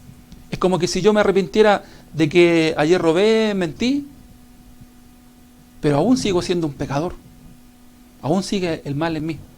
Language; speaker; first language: Spanish; native; Spanish